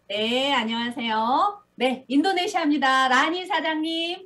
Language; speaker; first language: Korean; native; Korean